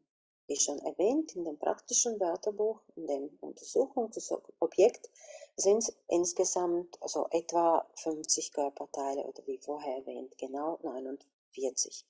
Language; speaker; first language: German; non-native, fluent; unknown